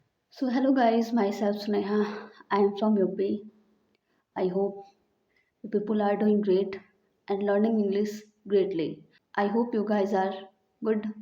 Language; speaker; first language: English; non-native, learner; Hindi